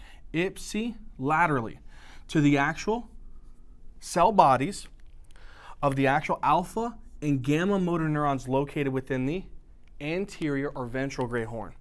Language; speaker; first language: English; native; English